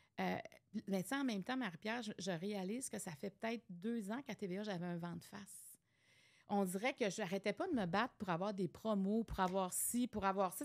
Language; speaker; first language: French; native; French